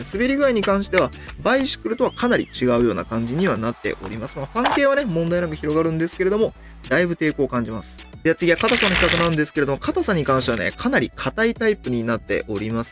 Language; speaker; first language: Japanese; native; Japanese